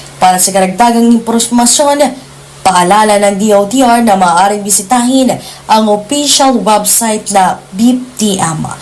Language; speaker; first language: Filipino; native; Filipino